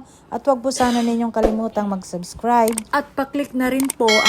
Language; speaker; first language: Filipino; native; Filipino